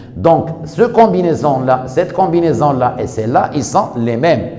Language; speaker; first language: French; non-native, local second language; Arabic